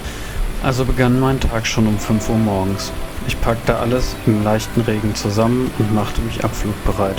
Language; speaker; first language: German; native; German